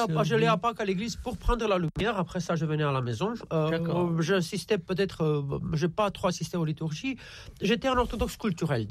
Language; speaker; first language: French; non-native, fluent; Romanian